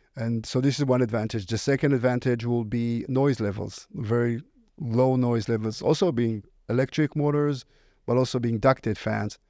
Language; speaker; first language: English; non-native, fluent; Hebrew